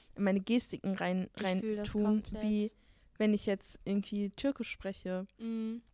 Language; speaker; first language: German; native; German